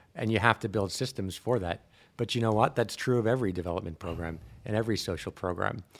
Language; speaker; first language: English; native; English